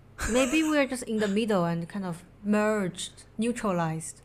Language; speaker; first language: English; non-native, fluent; Chinese